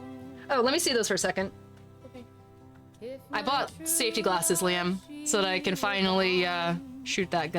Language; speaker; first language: English; native; English